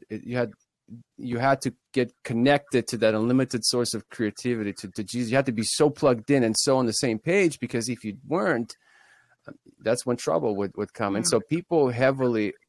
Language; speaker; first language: English; early bilingual, other home language; Russian